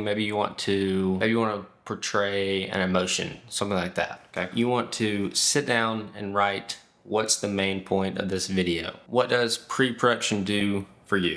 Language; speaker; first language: English; native; English